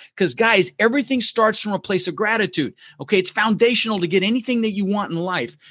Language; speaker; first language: English; early bilingual, other home language; Dutch